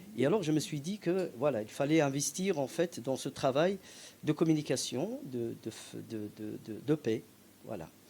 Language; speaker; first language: French; non-native, local second language; Arabic